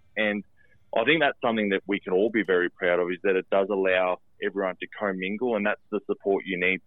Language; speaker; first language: English; early bilingual, other home language; Albanian